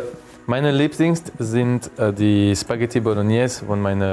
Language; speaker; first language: German; non-native, learner; French